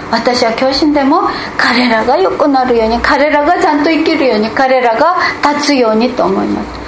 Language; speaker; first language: Japanese; non-native, fluent; Korean